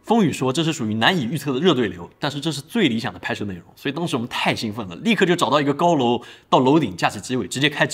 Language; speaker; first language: Chinese; native; Chinese